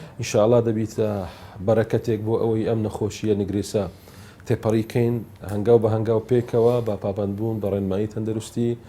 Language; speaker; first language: Central Kurdish; non-native, local second language; Assyrian Neo-Aramaic